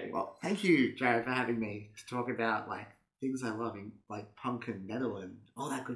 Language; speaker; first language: English; native; English